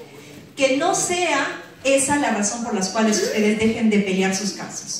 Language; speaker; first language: Spanish; native; Spanish